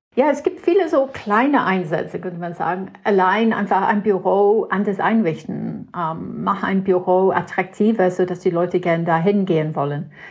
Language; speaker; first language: German; non-native, fluent; English